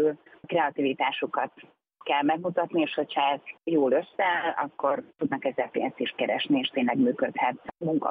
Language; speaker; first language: Hungarian; native; Hungarian